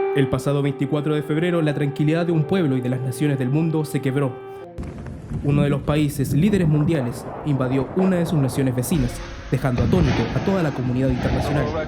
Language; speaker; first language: Spanish; native; Spanish